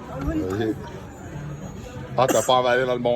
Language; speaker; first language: French; native; French